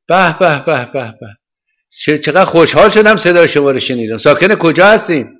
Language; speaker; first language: Persian; native; Persian